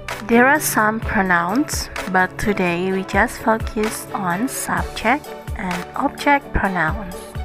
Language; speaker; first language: English; non-native, learner; Indonesian